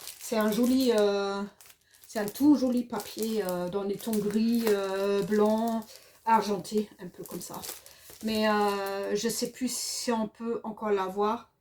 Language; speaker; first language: French; non-native, fluent; German